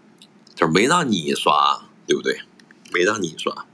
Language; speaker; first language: Chinese; native; Chinese